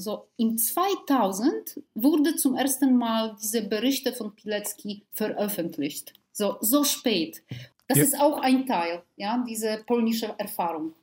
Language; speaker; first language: German; non-native, fluent; Polish